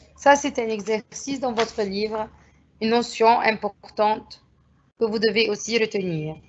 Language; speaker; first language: French; non-native, fluent; Arabic